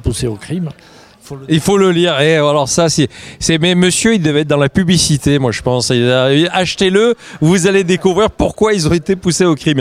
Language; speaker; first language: French; native; French